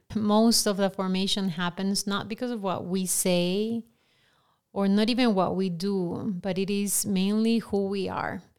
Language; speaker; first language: English; non-native, fluent; Spanish